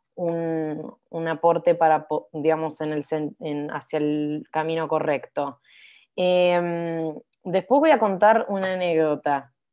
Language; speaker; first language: Spanish; native; Spanish